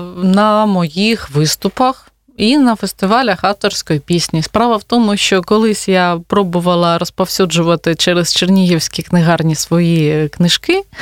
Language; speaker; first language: Ukrainian; non-native, local second language; Russian